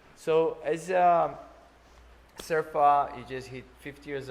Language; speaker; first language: English; non-native, fluent; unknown